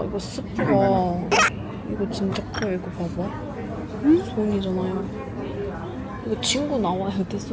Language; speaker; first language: Korean; non-native, learner; Mongolian